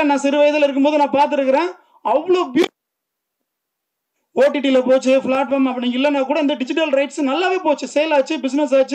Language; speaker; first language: Tamil; native; Tamil